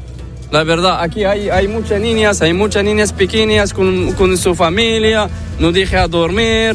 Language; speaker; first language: Spanish; non-native, learner; Arabic